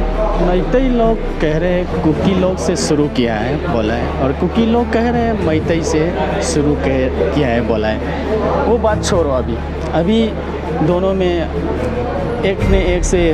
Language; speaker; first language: Hindi; non-native, learner; Manipuri